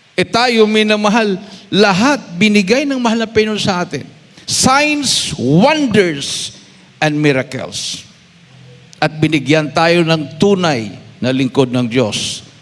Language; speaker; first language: Filipino; non-native, local second language; Cebuano